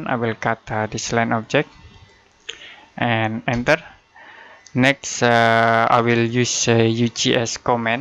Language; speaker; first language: English; non-native, learner; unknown